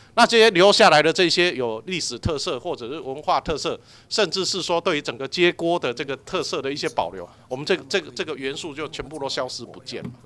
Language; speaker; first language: Chinese; native; Chinese